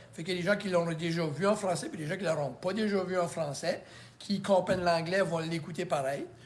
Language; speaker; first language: French; native; French